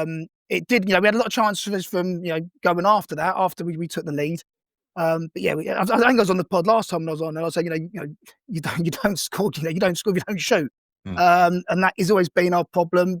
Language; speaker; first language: English; native; English